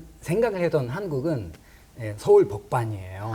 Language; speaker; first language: Korean; non-native, fluent; Russian